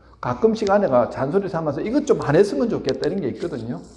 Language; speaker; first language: Korean; native; Korean